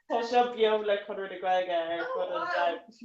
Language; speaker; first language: Irish; non-native, local second language; English